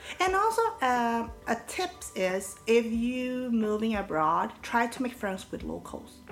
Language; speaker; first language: English; early bilingual, other home language; Cantonese